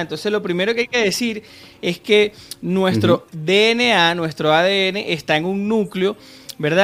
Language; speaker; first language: Spanish; native; Spanish